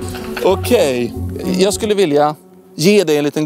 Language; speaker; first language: Swedish; native; Swedish